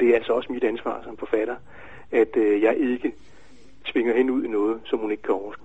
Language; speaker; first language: Danish; native; Danish